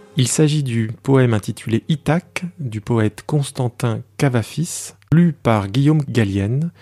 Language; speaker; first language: French; native; French